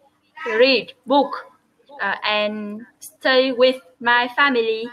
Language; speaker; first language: English; non-native, learner; Vietnamese